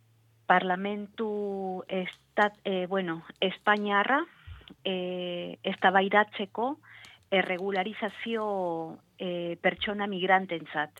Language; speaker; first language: Basque; non-native, learner; Spanish